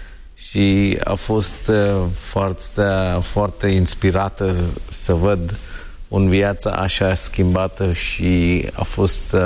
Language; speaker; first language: Romanian; non-native, learner; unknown